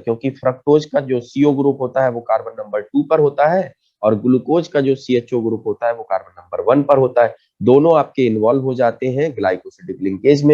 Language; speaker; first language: Hindi; native; Hindi